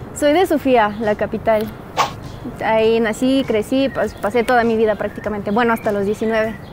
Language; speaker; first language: Spanish; non-native, fluent; Bulgarian